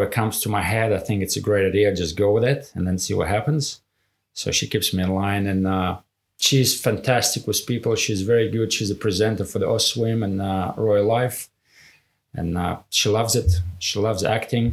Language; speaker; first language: English; non-native, fluent; Latvian